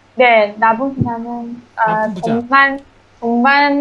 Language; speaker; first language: Korean; non-native, learner; Chinese